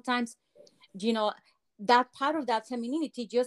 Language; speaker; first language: English; non-native, fluent; Spanish